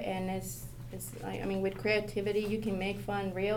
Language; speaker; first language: English; non-native, fluent; Spanish